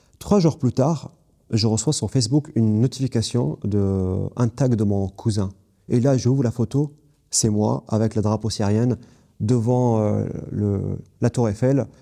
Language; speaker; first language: French; non-native, fluent; Kurdish